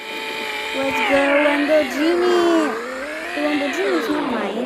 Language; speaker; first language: English; non-native, learner; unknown